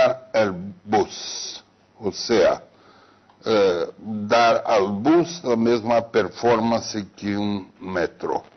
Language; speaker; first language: Spanish; non-native, fluent; Portuguese